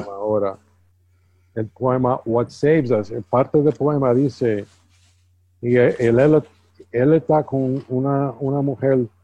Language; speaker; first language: Spanish; early bilingual, heritage; English